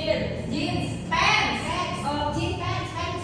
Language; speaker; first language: English; non-native, learner; Indonesian